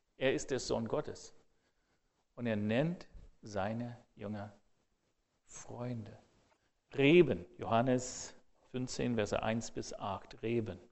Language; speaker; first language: German; non-native, fluent; English